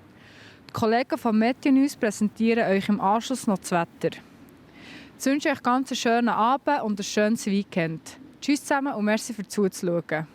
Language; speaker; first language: German; native; German